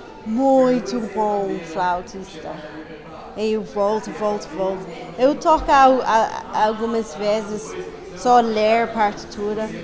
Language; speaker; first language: Portuguese; non-native, learner; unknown